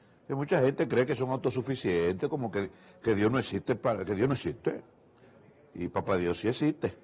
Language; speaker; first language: Spanish; native; Spanish